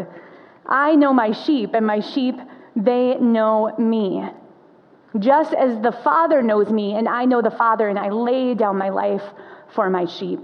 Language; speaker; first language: English; native; English